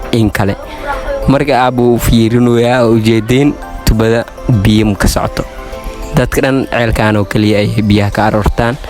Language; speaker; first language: Somali; non-native, local second language; Swahili